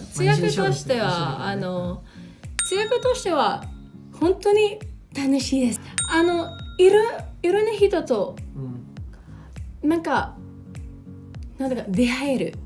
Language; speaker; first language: Japanese; non-native, local second language; Filipino